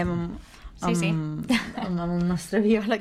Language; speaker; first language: Catalan; native; Catalan